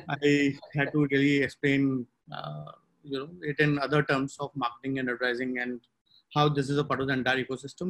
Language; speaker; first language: English; non-native, local second language; Telugu